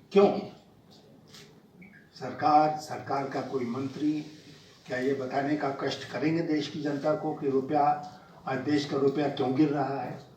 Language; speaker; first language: Hindi; native; Hindi